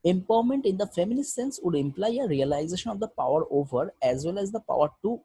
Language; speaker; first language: English; non-native, local second language; Bangla